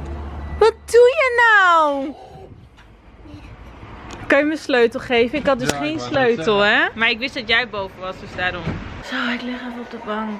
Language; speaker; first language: Dutch; native; Dutch